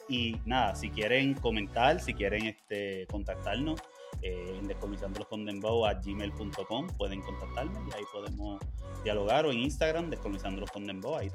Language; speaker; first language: Spanish; native; Spanish